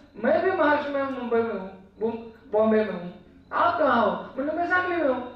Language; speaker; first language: Hindi; non-native, local second language; Marathi